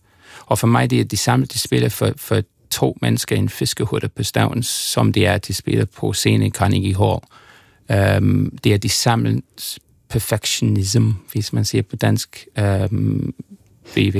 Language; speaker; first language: Danish; non-native, fluent; English